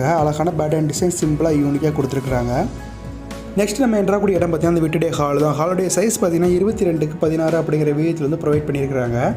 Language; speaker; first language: Tamil; native; Tamil